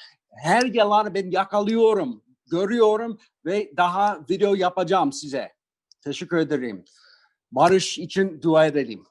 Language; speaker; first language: Turkish; non-native, fluent; English